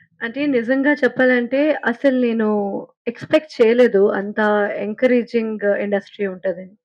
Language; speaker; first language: Telugu; non-native, fluent; Hindi